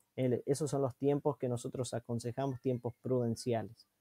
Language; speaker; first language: Spanish; native; Spanish